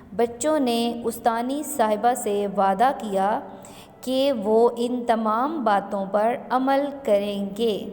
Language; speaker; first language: Urdu; native; Urdu